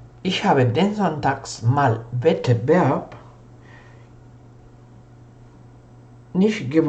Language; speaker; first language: German; non-native, fluent; Spanish